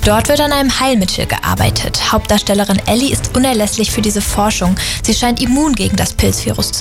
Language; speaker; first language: German; native; German